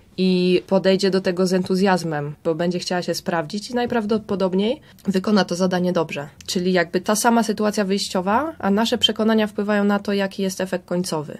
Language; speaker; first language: Polish; native; Polish